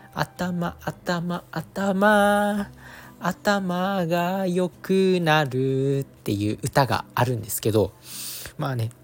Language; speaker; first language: Japanese; native; Japanese